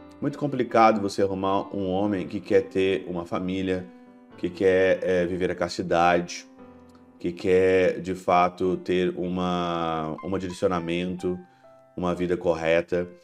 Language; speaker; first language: Portuguese; native; Portuguese